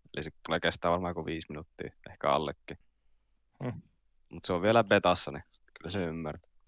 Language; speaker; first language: Finnish; native; Finnish